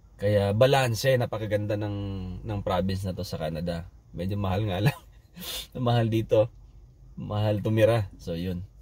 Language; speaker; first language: Filipino; non-native, local second language; Cebuano